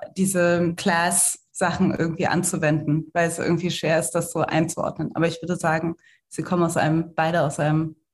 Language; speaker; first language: German; native; German